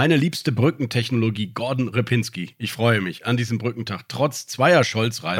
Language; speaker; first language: German; native; German